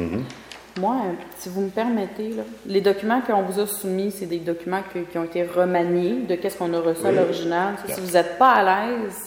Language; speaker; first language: French; native; French